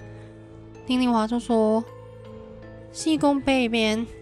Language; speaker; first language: Chinese; non-native, fluent; Cantonese